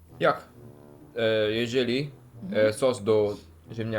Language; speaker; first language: Polish; non-native, learner; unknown